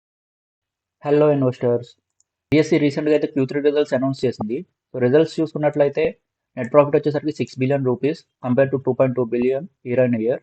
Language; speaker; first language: Telugu; native; Telugu